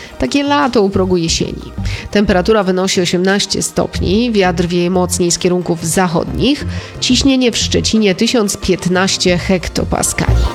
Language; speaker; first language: Polish; native; Polish